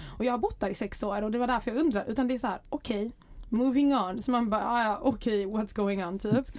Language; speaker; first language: Swedish; early bilingual, other home language; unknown